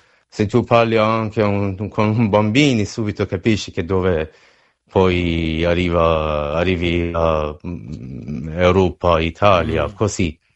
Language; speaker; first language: Italian; non-native, learner; Persian